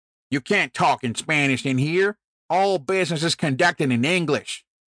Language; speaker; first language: English; early bilingual, other home language; Spanish